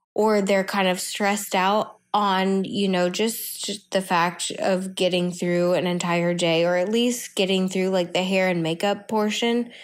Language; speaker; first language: English; native; English